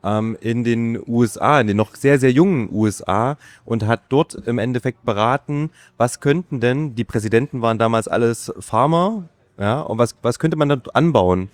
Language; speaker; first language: German; native; German